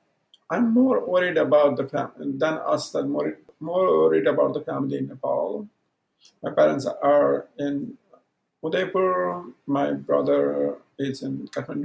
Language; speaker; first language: English; non-native, local second language; Maithili